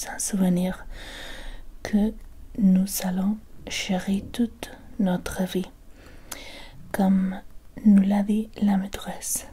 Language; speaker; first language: French; non-native, learner; Spanish